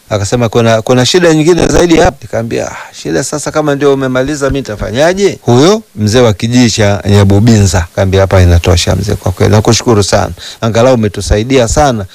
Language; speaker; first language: Swahili; native; Swahili